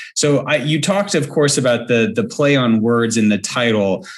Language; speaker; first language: English; native; English